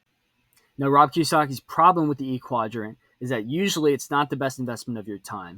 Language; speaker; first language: English; native; English